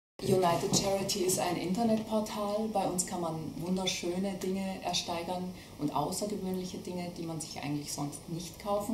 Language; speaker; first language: German; native; German